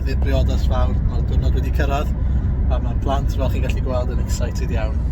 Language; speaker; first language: Welsh; native; Welsh